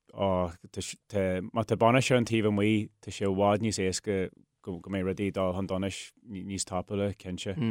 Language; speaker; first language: Irish; non-native, local second language; English